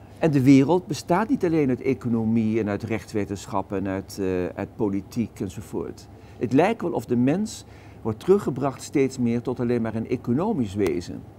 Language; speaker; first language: Dutch; native; Dutch